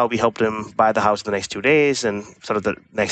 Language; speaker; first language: English; non-native, local second language; Hindi